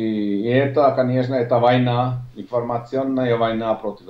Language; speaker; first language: Russian; non-native, learner; Italian